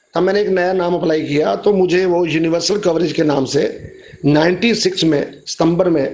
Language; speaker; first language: Hindi; native; Hindi